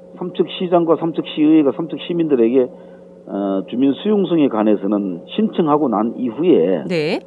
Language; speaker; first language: Korean; native; Korean